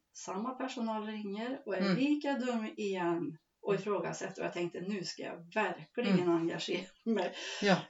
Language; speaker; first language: Swedish; native; Swedish